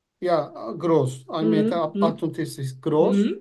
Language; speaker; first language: German; non-native, fluent; Turkish